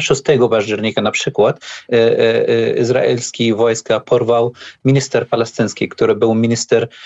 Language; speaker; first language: Polish; non-native, learner; Arabic